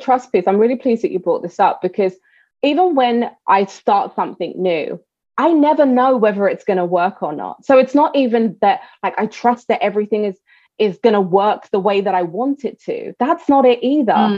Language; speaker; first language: English; native; English